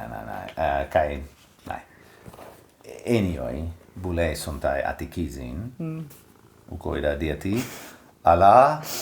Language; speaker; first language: Greek; non-native, fluent; English